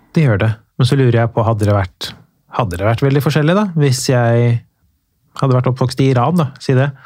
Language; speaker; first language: Norwegian; early bilingual, other home language; Persian